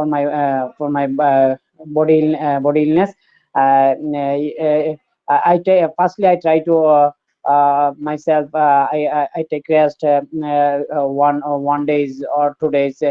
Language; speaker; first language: English; non-native, learner; Bangla